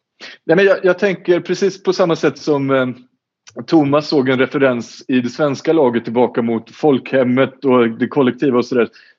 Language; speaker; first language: Swedish; native; Swedish